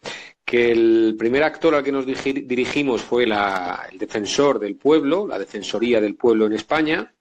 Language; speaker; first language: Spanish; native; Spanish